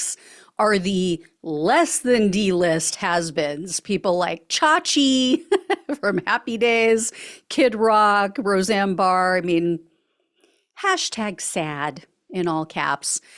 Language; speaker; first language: English; native; English